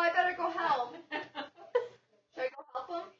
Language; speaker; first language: English; native; English